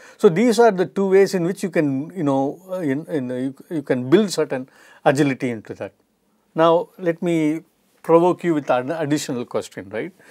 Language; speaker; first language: English; non-native, local second language; Tamil